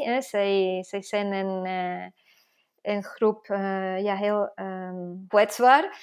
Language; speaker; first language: Dutch; non-native, fluent; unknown